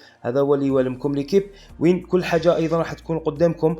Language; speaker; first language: Arabic; native; Arabic